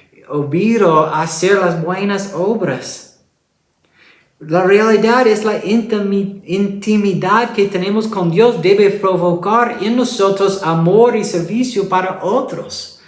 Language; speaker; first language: Spanish; non-native, fluent; English